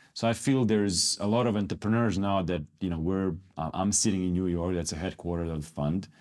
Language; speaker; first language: English; non-native, fluent; Croatian